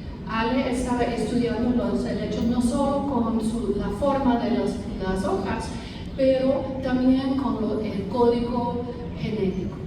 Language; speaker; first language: Spanish; non-native, fluent; English